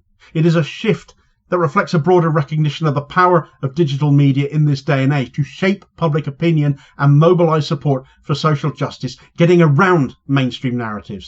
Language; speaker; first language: English; native; English